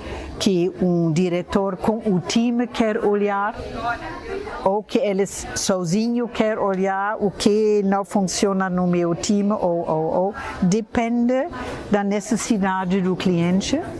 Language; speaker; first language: Portuguese; non-native, fluent; German